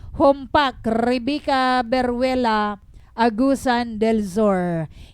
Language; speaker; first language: Filipino; non-native, local second language; Bikol